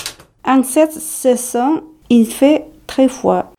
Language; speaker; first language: French; non-native, learner; Thai